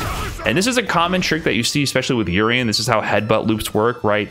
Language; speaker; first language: English; native; English